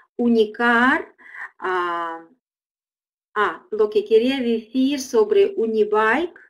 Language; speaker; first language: Spanish; non-native, fluent; Russian